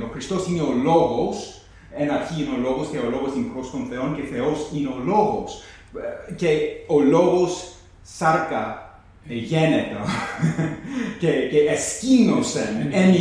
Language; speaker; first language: Greek; non-native, fluent; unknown